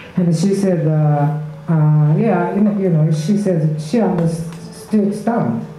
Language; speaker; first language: English; non-native, learner; Japanese